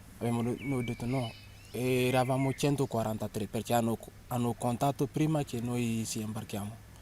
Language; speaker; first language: Italian; non-native, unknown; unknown